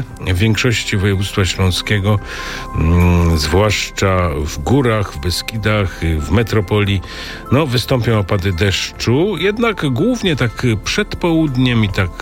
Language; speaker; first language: Polish; native; Polish